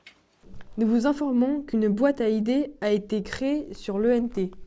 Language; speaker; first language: French; native; French